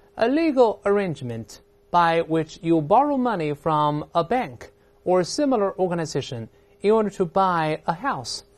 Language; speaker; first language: English; non-native, fluent; Chinese